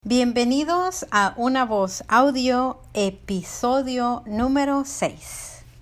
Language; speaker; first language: Spanish; early bilingual, heritage; Spanish